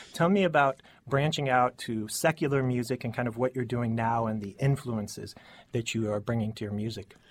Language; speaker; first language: English; native; English